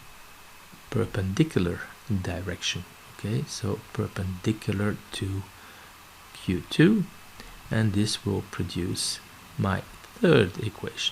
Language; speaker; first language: English; non-native, fluent; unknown